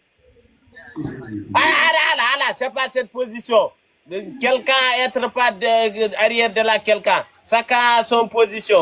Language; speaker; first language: French; non-native, local second language; Bambara